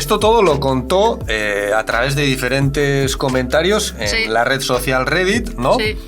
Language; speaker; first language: Spanish; native; Spanish